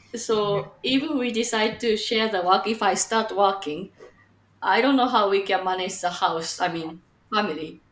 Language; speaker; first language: English; non-native, fluent; Japanese